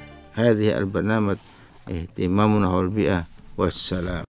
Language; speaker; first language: Arabic; non-native, fluent; Indonesian